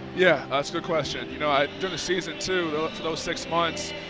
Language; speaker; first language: English; native; English